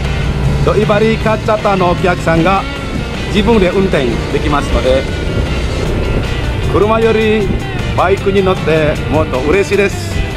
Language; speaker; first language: Japanese; non-native, fluent; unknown